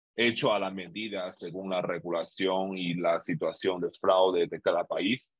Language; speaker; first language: Spanish; non-native, fluent; Chinese